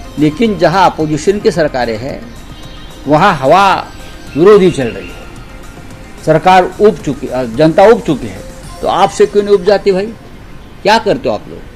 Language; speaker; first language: Hindi; non-native, local second language; Marathi